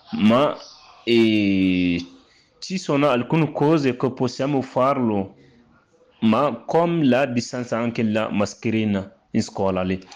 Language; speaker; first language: Italian; non-native, learner; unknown